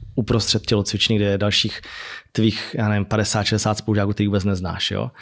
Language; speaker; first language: Czech; native; Czech